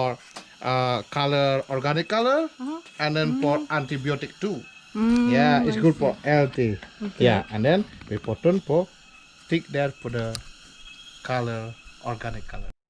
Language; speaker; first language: English; non-native, learner; Indonesian